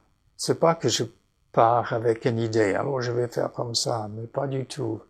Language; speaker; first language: French; non-native, fluent; English